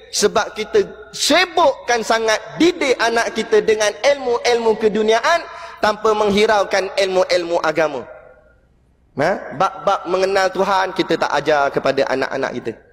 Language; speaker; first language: Malay; native; Malay